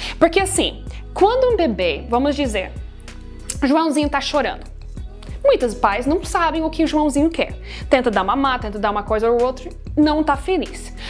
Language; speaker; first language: Portuguese; non-native, fluent; English